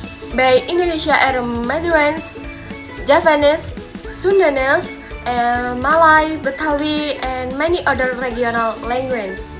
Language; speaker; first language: English; non-native, learner; Indonesian